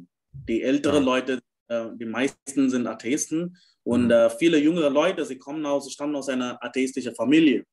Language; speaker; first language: German; non-native, fluent; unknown